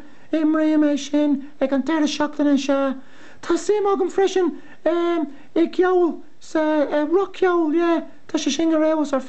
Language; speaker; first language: Irish; non-native, local second language; English